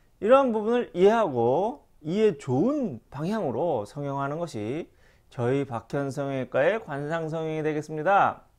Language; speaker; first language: Korean; native; Korean